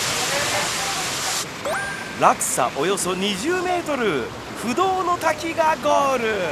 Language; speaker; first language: Japanese; native; Japanese